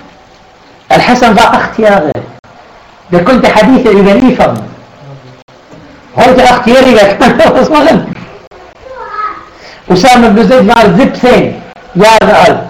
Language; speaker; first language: German; non-native, fluent; Arabic